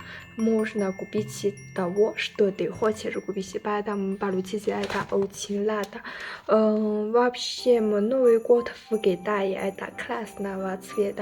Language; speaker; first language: Russian; non-native, learner; Chinese